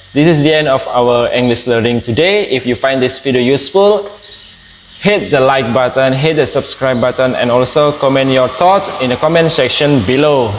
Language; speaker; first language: English; non-native, fluent; Indonesian